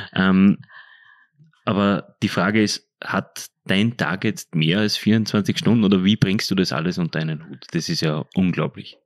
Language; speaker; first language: German; native; German